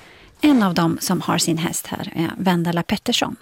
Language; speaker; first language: Swedish; native; Swedish